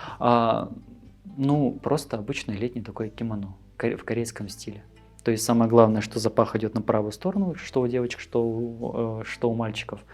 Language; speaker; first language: Russian; native; Russian